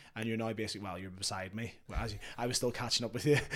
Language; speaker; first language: English; native; English